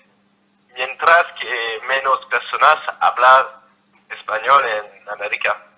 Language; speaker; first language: Spanish; non-native, learner; French